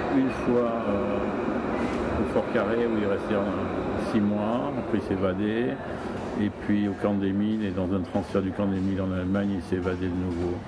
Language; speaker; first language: French; native; French